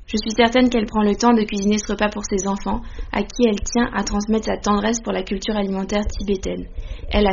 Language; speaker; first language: French; native; French